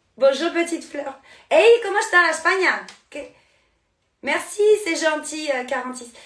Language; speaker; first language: Spanish; non-native, learner; French